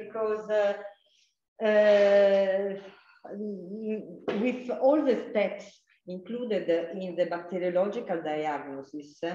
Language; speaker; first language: English; non-native, fluent; Italian